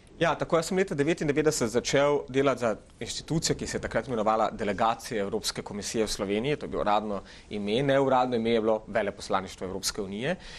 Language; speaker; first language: Slovenian; early bilingual, other home language; Macedonian